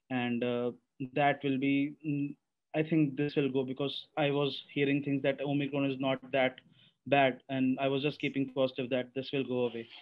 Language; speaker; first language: English; non-native, local second language; Hindi